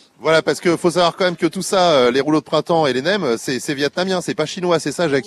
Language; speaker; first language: French; native; French